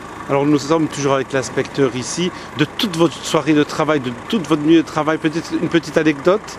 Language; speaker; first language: French; native; French